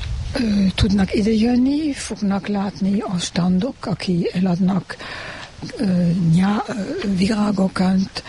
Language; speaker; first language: Hungarian; non-native, learner; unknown